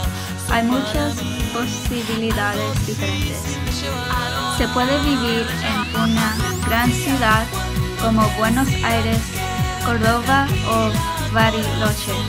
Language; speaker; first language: Spanish; non-native, learner; English